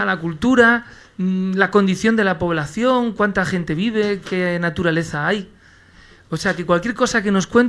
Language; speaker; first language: Spanish; native; Spanish